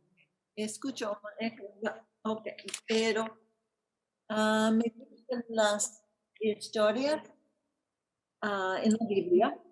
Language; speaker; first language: Spanish; non-native, learner; English